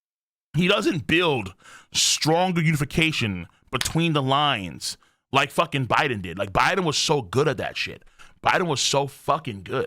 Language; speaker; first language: English; native; English